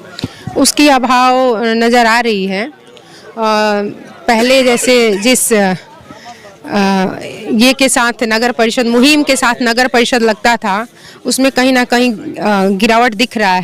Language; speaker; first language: Hindi; native; Hindi